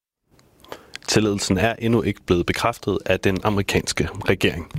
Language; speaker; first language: Danish; native; Danish